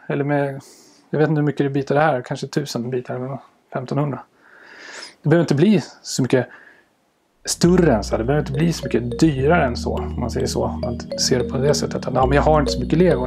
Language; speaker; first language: Swedish; native; Swedish